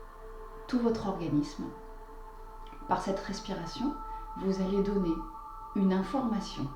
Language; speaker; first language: French; native; French